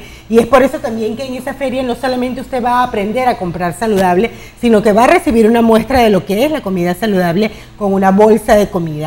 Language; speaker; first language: Spanish; native; Spanish